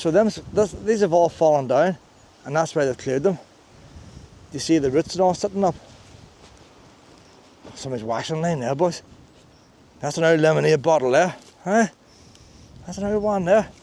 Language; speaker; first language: English; native; English